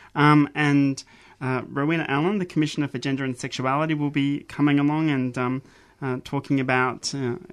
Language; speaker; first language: English; native; English